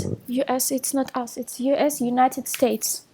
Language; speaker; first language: English; non-native, fluent; Russian